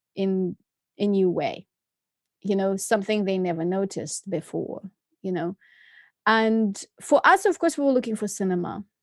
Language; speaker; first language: English; non-native, fluent; Russian